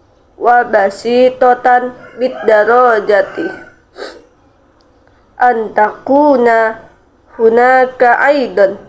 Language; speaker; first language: Arabic; non-native, learner; Indonesian